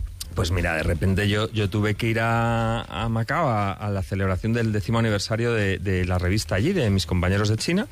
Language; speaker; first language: Spanish; native; Spanish